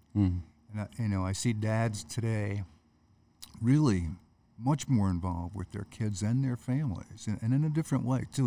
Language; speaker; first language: English; native; English